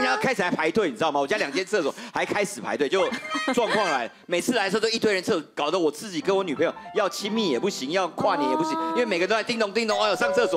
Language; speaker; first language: Chinese; native; Chinese